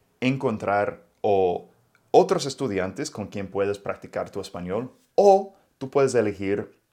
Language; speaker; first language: Spanish; non-native, fluent; English